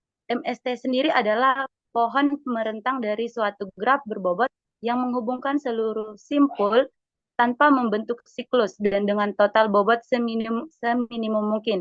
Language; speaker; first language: Indonesian; native; Indonesian